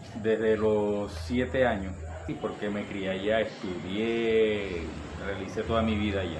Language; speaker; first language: Spanish; native; Spanish